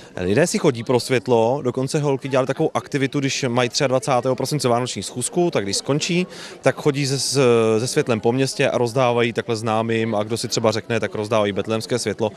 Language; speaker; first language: Czech; native; Czech